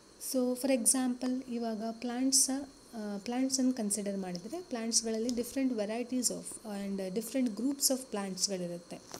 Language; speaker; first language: English; non-native, local second language; Kannada